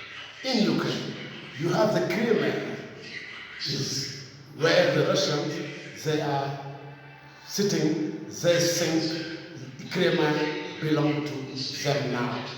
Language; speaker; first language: English; non-native, fluent; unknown